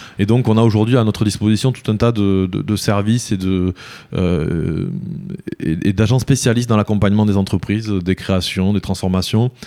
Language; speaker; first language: French; native; French